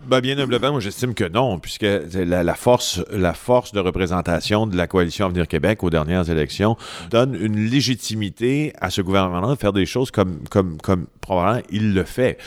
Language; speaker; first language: French; native; French